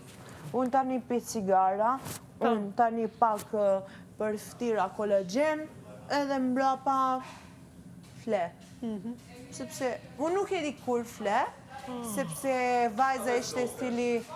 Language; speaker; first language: Albanian; early bilingual, heritage; Albanian